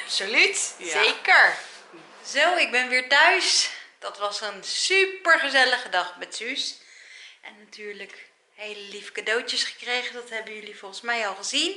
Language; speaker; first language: Dutch; native; Dutch